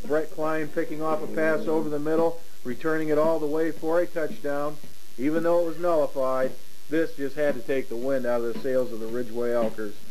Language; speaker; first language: English; native; English